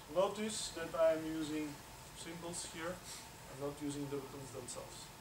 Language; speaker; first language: English; non-native, fluent; Dutch